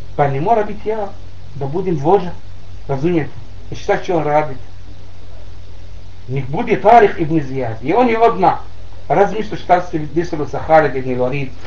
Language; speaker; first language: Bosnian; non-native, learner; Arabic